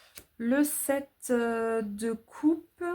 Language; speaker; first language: French; native; French